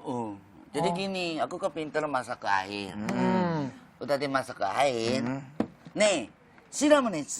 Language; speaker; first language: Indonesian; non-native, fluent; Japanese